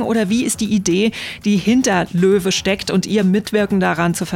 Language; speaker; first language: German; native; German